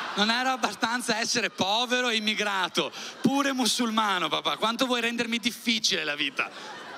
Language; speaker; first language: Italian; early bilingual, other home language; Albanian